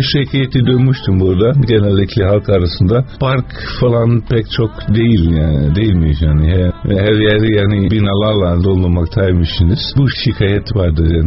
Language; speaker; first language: Turkish; non-native, fluent; Dutch